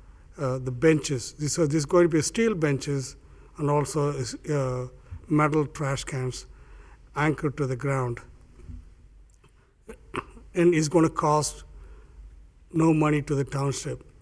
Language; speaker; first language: English; non-native, fluent; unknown